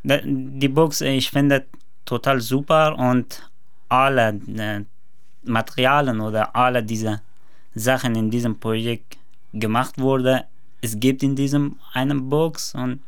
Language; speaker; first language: German; non-native, learner; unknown